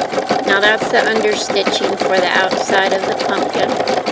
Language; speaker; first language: English; native; English